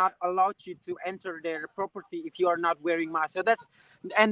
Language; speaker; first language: English; non-native, fluent; Indonesian